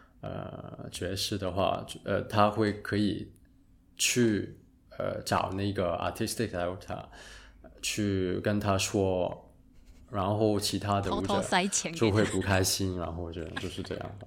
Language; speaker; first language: Chinese; non-native, local second language; Cantonese